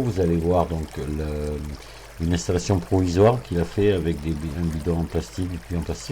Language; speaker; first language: French; native; French